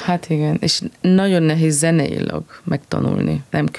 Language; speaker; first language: Hungarian; early bilingual, heritage; Hungarian